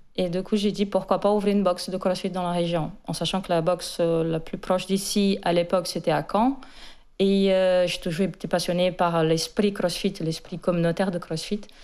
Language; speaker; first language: French; non-native, fluent; Portuguese